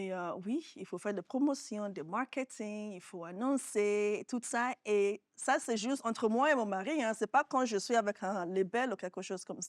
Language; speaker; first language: French; non-native, fluent; Yoruba